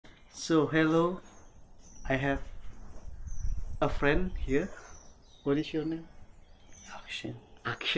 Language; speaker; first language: English; non-native, learner; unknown